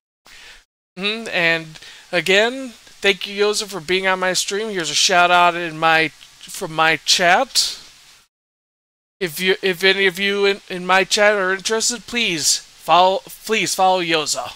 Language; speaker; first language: English; native; English